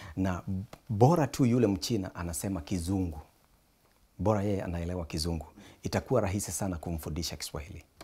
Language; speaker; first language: Swahili; non-native, local second language; Kikuyu